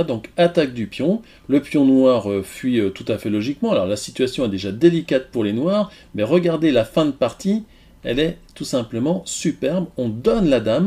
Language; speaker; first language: French; native; French